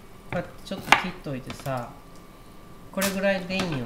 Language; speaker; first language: Japanese; native; Japanese